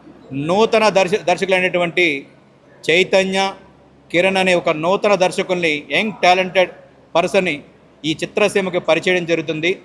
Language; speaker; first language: Telugu; native; Telugu